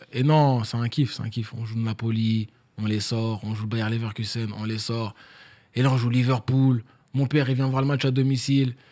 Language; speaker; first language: French; native; French